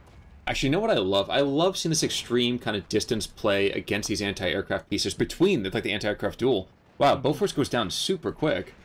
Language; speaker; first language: English; native; English